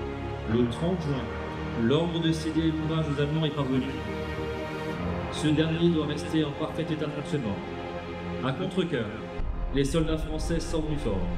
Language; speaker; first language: French; native; French